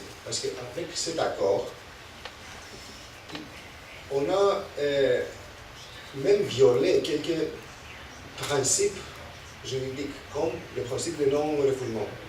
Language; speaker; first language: French; non-native, fluent; Greek